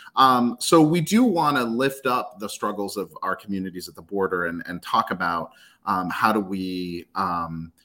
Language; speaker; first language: English; native; English